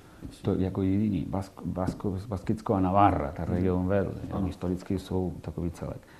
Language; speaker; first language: Czech; non-native, fluent; Catalan